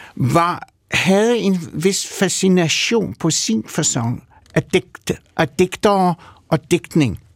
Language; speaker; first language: Danish; early bilingual, other home language; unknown